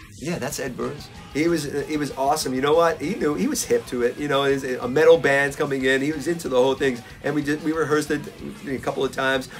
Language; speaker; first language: English; native; English